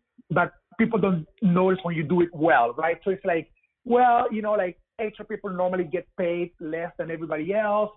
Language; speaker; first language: English; non-native, fluent; Spanish